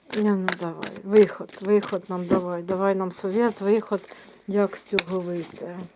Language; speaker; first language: Ukrainian; native; Ukrainian